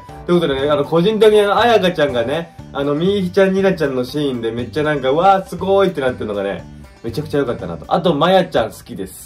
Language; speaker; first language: Japanese; native; Japanese